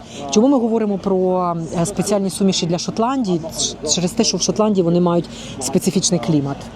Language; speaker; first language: Ukrainian; native; Ukrainian